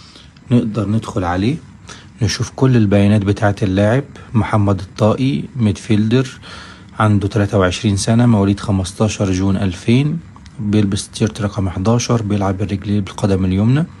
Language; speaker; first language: Arabic; native; Arabic